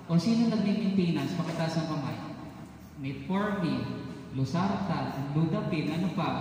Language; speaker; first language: Filipino; non-native, local second language; Cebuano